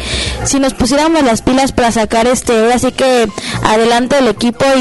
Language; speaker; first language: Spanish; native; Spanish